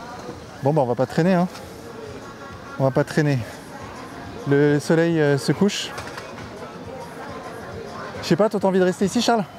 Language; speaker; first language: French; native; French